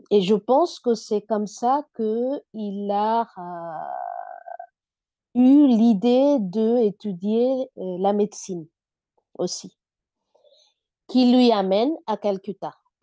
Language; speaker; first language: French; non-native, fluent; Bangla